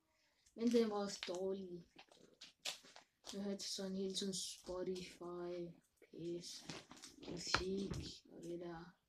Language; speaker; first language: Danish; early bilingual, other home language; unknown